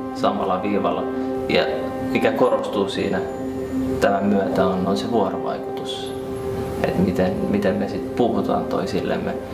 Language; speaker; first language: Finnish; early bilingual, other home language; Arabic